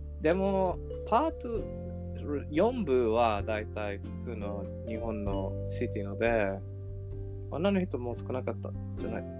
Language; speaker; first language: Japanese; non-native, learner; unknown